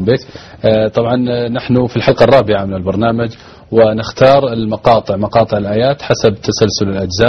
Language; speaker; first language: Arabic; native; Arabic